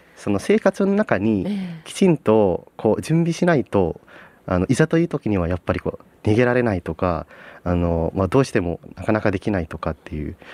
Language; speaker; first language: Japanese; non-native, fluent; Indonesian